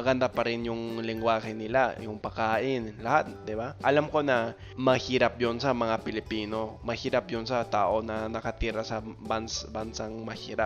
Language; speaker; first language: Filipino; non-native, fluent; English